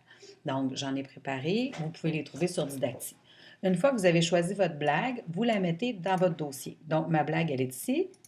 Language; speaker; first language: French; native; French